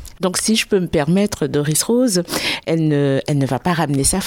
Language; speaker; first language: French; native; French